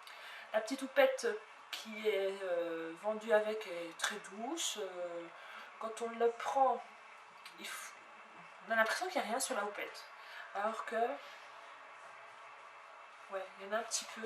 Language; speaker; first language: French; native; French